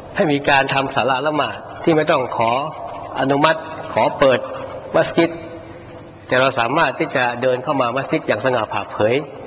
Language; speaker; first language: Thai; non-native, local second language; Pattani Malay